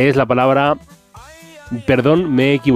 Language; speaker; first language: Spanish; native; Spanish